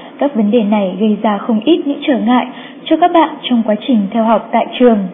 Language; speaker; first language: Vietnamese; native; Vietnamese